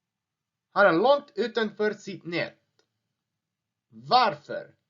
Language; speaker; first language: Swedish; non-native, learner; English